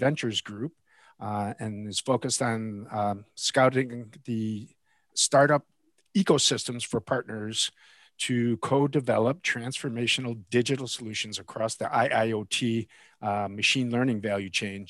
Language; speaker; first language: English; native; English